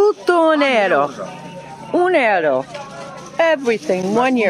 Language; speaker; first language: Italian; non-native, learner; Hungarian